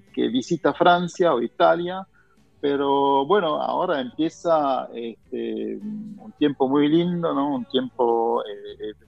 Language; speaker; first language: Spanish; non-native, fluent; German